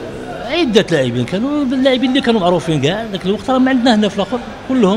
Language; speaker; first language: Arabic; native; Arabic